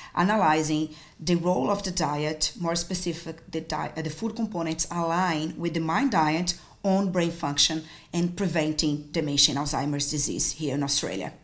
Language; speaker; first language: English; non-native, fluent; Portuguese